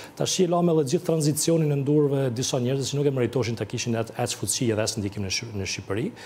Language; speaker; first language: Albanian; early bilingual, heritage; Albanian